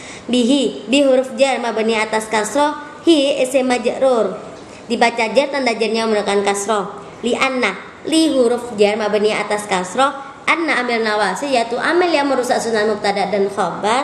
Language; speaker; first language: Indonesian; native; Indonesian